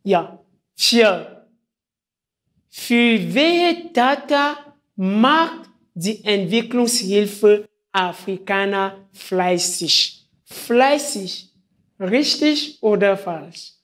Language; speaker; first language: German; non-native, fluent; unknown